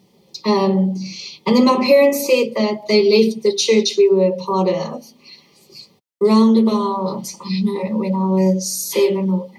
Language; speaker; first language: English; native; English